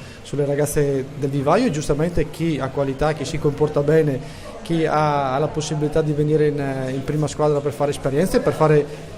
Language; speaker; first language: Italian; native; Italian